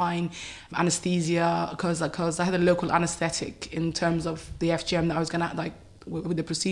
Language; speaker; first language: English; native; English